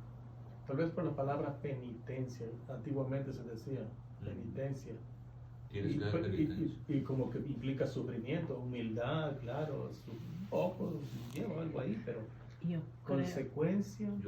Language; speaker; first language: Spanish; native; Spanish